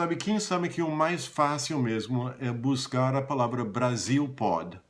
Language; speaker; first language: Portuguese; non-native, fluent; English